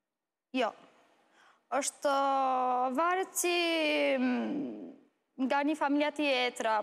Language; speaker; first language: Albanian; non-native, learner; Arabic